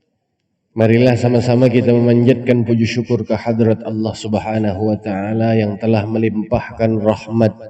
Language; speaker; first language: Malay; non-native, local second language; Banjar